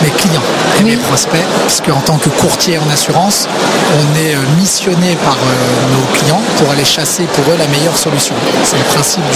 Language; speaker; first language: French; native; French